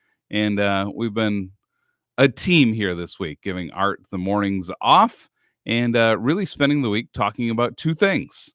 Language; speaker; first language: English; native; English